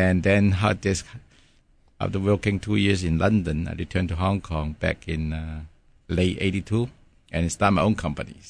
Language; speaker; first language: English; non-native, local second language; Cantonese